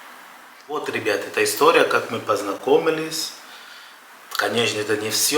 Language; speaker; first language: Russian; non-native, fluent; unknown